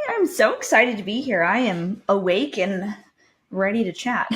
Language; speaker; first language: English; native; English